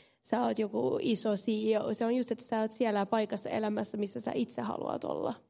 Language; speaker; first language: Finnish; non-native, local second language; Swedish